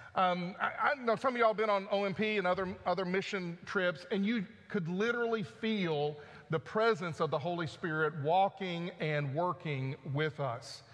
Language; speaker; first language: English; native; English